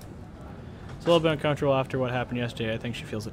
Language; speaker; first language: English; native; English